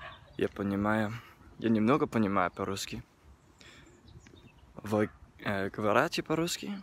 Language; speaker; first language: Russian; non-native, learner; English